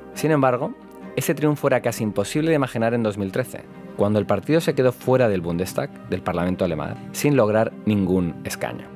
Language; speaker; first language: Spanish; native; Spanish